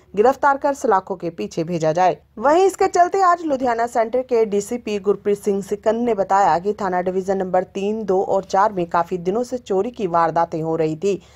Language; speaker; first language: Hindi; non-native, local second language; Punjabi